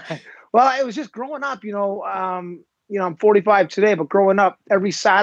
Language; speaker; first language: English; native; English